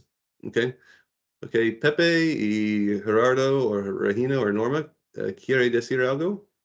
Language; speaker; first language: Spanish; non-native, learner; English